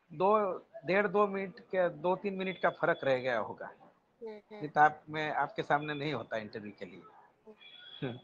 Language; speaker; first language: Hindi; non-native, local second language; Gujarati